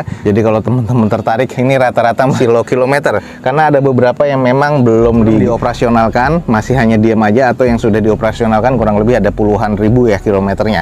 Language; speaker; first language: Indonesian; native; Indonesian